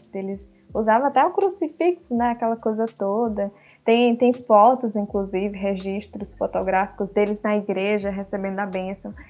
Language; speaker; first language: Portuguese; early bilingual, other home language; Upper Guinea Crioulo